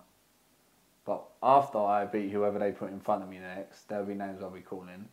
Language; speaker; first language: English; native; English